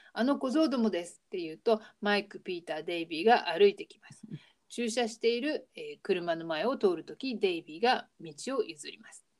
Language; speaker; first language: Japanese; native; Japanese